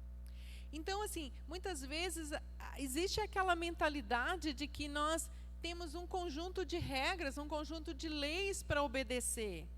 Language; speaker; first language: Portuguese; native; Portuguese